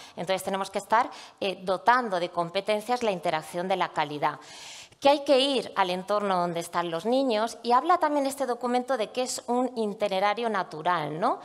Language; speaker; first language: Spanish; native; Spanish